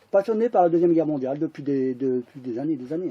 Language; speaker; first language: French; native; French